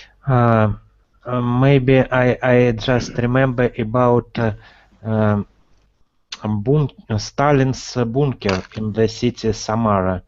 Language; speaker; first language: English; non-native, learner; Russian